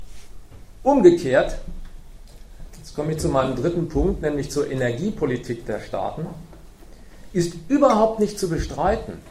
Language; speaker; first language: German; native; German